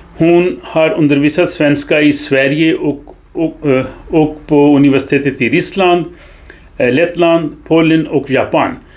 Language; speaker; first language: Swedish; non-native, fluent; Urdu